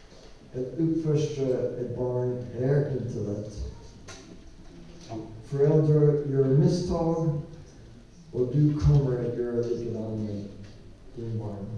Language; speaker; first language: Swedish; non-native, learner; English